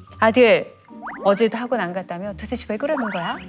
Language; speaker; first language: Korean; native; Korean